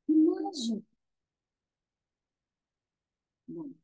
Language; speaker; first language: French; non-native, learner; Spanish